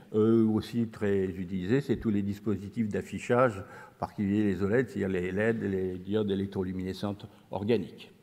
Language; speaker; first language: French; native; French